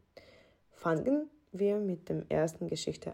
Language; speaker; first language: German; non-native, fluent; Ukrainian